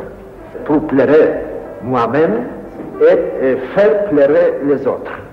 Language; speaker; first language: French; non-native, fluent; Polish